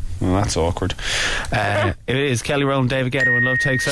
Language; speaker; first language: English; native; English